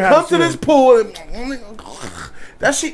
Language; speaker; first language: English; native; English